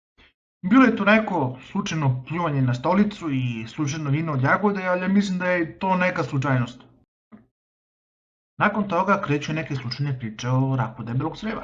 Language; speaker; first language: Bosnian; native; Bosnian